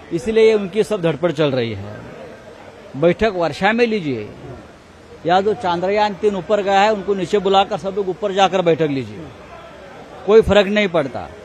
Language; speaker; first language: Hindi; non-native, local second language; Marathi